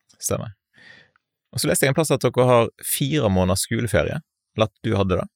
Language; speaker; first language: Norwegian; native; Norwegian